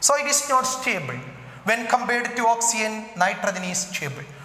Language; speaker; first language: English; non-native, local second language; Malayalam